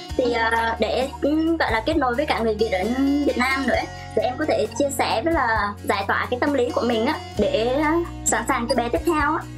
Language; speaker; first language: Vietnamese; native; Vietnamese